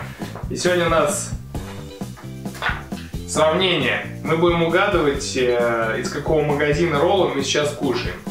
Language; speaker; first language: Russian; native; Russian